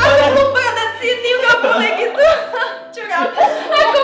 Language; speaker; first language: Indonesian; non-native, fluent; Portuguese